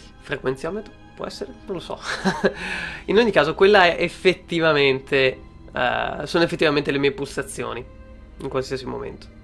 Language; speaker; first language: Italian; native; Italian